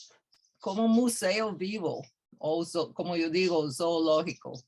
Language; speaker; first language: Spanish; non-native, fluent; English